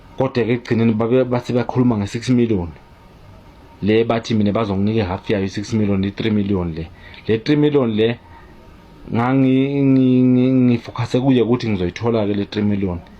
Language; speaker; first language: Zulu; native; Zulu